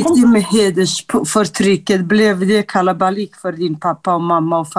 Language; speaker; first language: Swedish; non-native, fluent; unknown